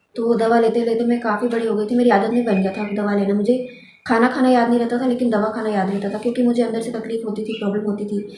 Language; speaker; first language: Hindi; native; Hindi